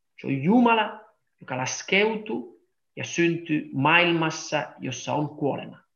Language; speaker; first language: Finnish; non-native, fluent; Italian